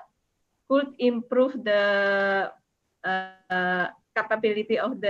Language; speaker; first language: English; non-native, learner; Indonesian